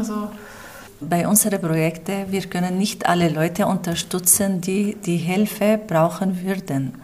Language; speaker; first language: German; non-native, fluent; Arabic